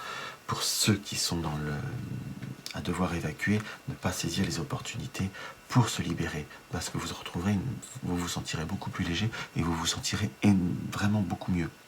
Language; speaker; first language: French; native; French